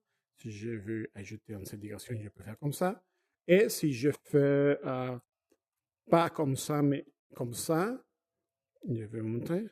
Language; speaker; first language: French; non-native, fluent; Spanish